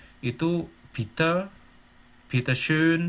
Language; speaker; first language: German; non-native, fluent; Indonesian